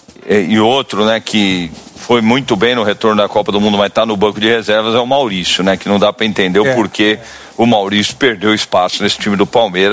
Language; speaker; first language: Portuguese; native; Portuguese